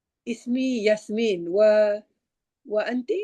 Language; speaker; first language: Arabic; non-native, learner; Malay